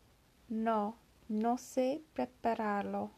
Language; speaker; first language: Spanish; non-native, learner; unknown